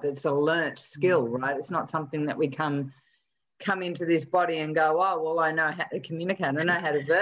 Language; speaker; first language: English; native; English